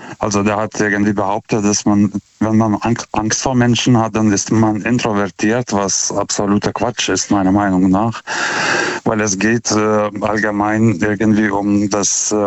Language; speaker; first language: German; non-native, fluent; Lithuanian